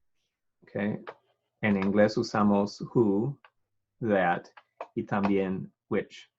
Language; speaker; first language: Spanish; non-native, fluent; English